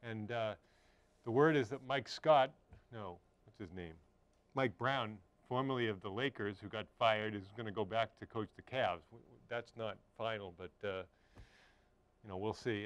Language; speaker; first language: English; native; English